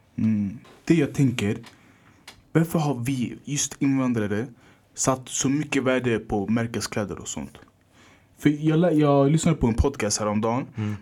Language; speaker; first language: Swedish; early bilingual, other home language; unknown